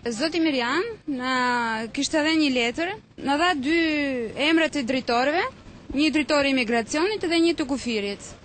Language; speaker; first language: Albanian; non-native, fluent; Romanian